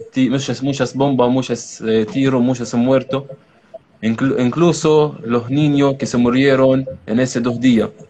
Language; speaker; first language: Spanish; non-native, learner; Arabic